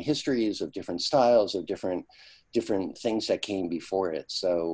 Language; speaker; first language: English; native; English